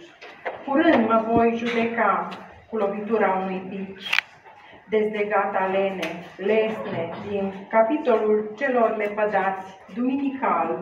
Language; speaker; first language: Romanian; native; Romanian